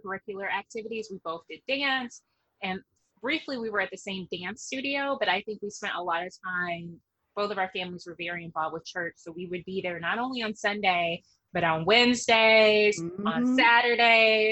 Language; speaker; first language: English; native; English